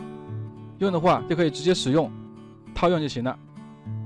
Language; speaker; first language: Chinese; native; Chinese